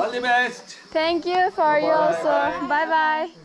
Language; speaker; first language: English; non-native, learner; Turkish